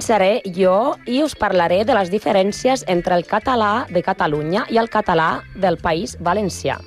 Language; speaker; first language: Catalan; non-native, learner; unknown